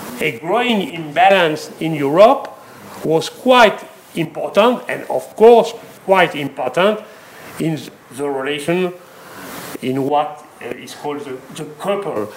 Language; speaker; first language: English; non-native, fluent; French